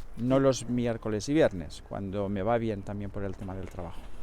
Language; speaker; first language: Spanish; native; Spanish